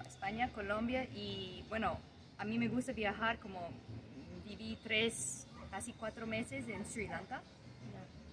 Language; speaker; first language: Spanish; non-native, learner; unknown